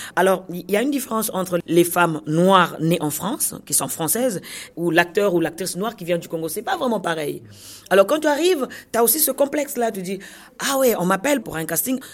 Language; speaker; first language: French; non-native, local second language; Kongo